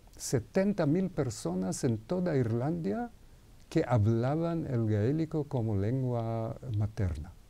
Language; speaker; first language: Spanish; non-native, fluent; Hebrew